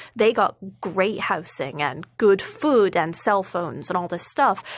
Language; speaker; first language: English; native; English